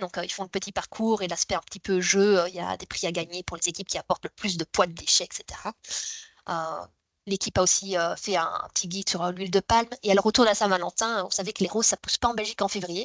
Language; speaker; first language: French; native; French